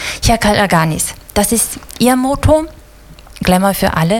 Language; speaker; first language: German; native; German